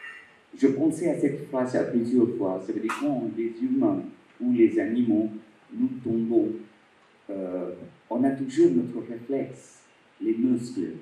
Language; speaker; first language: French; non-native, fluent; Bangla